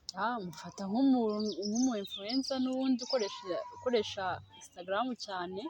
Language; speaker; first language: Kinyarwanda; native; Kinyarwanda